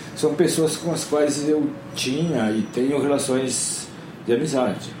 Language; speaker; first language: Portuguese; native; Portuguese